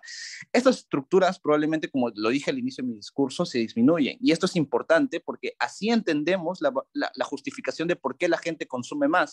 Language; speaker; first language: Spanish; native; Spanish